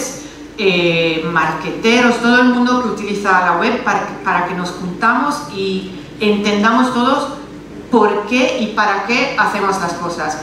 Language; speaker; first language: Spanish; non-native, fluent; Italian